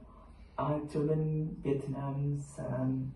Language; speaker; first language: Korean; non-native, learner; Vietnamese